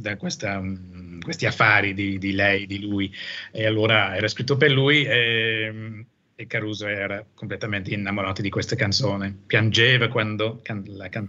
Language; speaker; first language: Italian; non-native, fluent; English